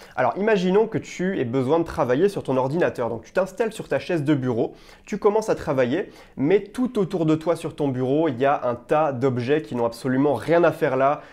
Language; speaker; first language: French; native; French